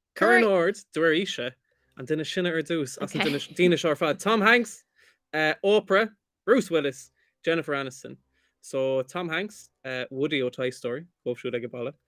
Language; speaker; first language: Irish; non-native, local second language; English